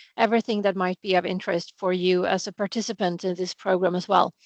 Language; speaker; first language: English; non-native, fluent; Swedish